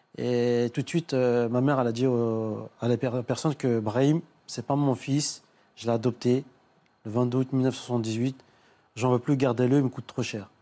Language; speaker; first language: French; early bilingual, other home language; Arabic